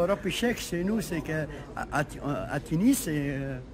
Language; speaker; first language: French; non-native, local second language; Arabic